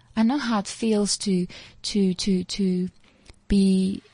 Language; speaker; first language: English; non-native, local second language; Afrikaans